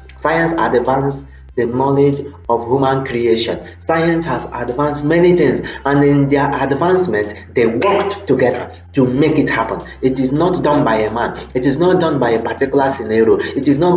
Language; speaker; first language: English; non-native, local second language; Igbo